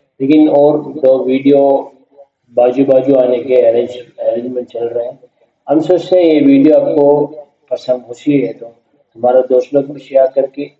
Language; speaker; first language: Hindi; non-native, learner; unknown